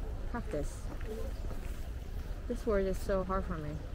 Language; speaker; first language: English; non-native, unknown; Korean